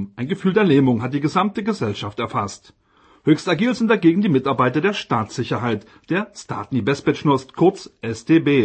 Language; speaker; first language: German; native; German